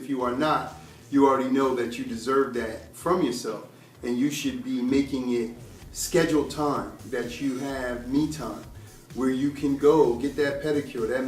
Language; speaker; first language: English; native; English